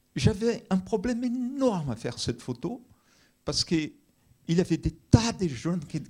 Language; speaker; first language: French; non-native, fluent; Portuguese